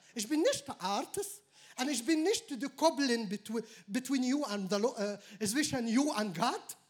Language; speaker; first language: German; non-native, learner; Arabic